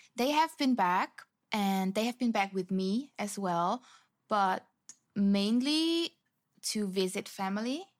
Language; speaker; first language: English; non-native, fluent; Swiss German